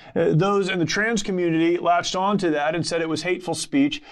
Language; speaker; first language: English; native; English